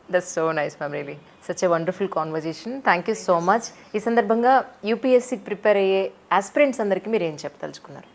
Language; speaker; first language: Telugu; native; Telugu